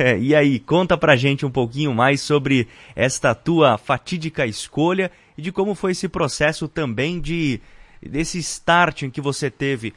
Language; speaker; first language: Portuguese; native; Portuguese